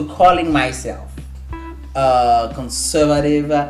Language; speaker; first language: English; non-native, fluent; Haitian Creole